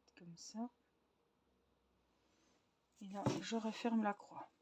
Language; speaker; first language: French; native; French